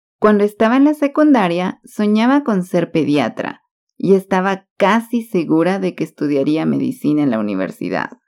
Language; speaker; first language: Spanish; native; Spanish